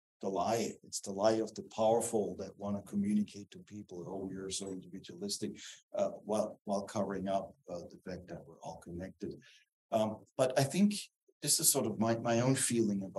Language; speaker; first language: English; non-native, fluent; German